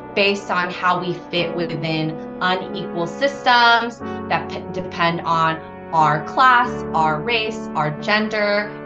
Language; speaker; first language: English; native; English